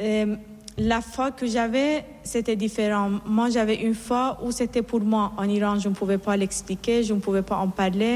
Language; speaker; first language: French; non-native, fluent; Assyrian Neo-Aramaic